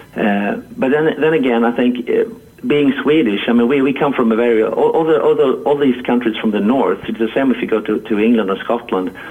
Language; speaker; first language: English; non-native, fluent; Swedish